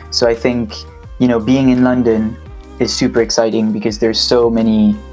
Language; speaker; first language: English; non-native, fluent; French